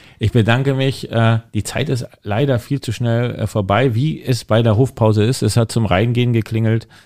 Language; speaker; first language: German; native; German